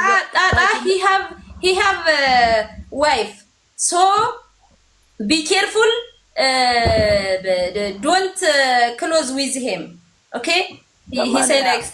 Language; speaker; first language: English; non-native, learner; Amharic